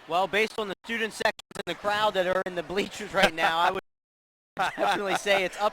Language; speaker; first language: English; native; English